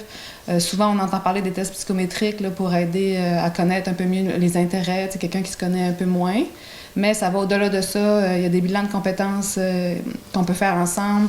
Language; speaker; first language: French; native; French